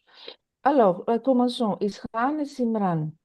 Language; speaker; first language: French; non-native, fluent; Greek